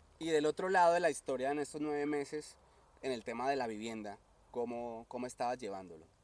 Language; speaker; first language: Spanish; native; Spanish